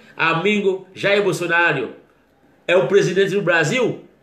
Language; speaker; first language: Portuguese; non-native, learner; Haitian Creole